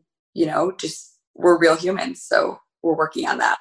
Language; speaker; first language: English; native; English